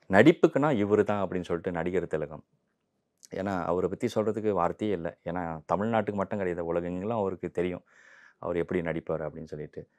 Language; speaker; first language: Tamil; early bilingual, heritage; Tamil